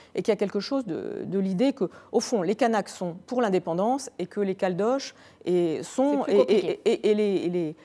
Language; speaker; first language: French; native; French